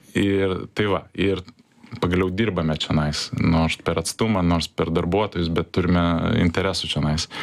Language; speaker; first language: Lithuanian; early bilingual, heritage; Lithuanian